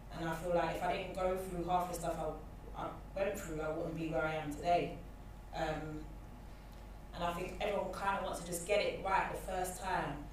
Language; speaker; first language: English; native; English